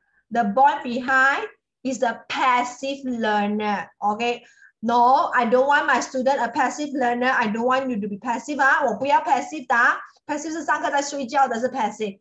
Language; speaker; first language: English; non-native, local second language; Chinese